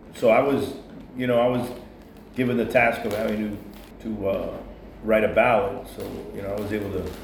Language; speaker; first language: English; native; English